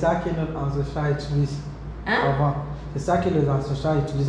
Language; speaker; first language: French; non-native, learner; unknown